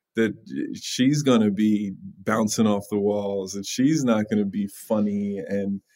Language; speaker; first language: English; native; English